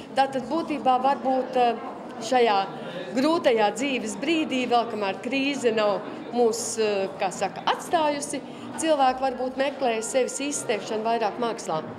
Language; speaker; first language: Latvian; native; Latvian